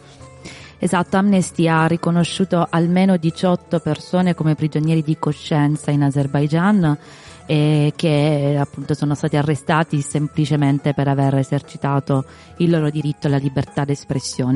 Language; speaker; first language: Italian; native; Italian